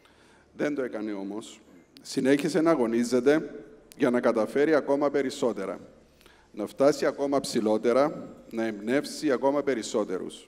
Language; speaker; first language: Greek; native; Greek